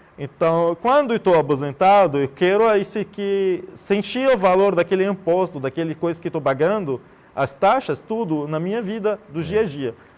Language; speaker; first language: Portuguese; non-native, fluent; Arabic